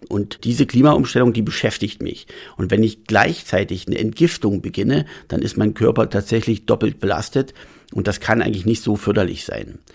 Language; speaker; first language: German; native; German